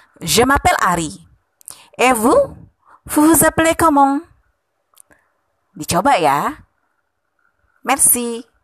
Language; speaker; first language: French; non-native, fluent; Indonesian